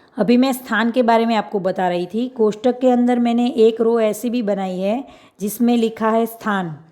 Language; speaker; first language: Hindi; non-native, local second language; Gujarati